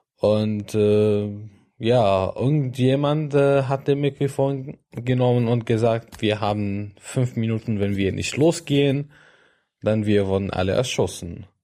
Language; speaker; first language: German; non-native, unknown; Arabic